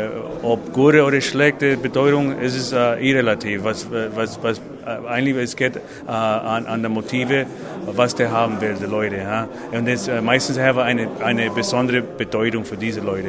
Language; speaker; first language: German; non-native, fluent; English